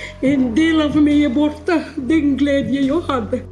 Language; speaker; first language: Swedish; non-native, learner; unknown